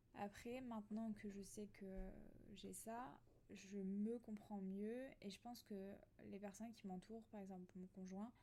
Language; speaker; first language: French; native; French